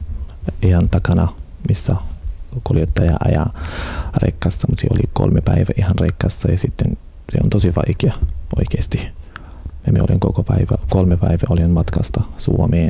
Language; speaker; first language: Finnish; non-native, learner; Arabic